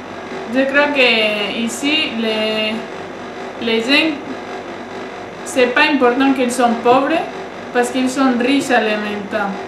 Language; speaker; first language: French; non-native, learner; Spanish